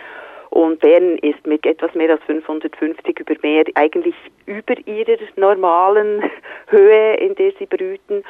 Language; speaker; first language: German; native; German